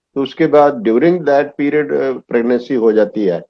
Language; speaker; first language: Hindi; non-native, local second language; Punjabi